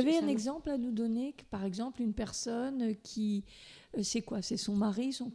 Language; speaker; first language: French; native; French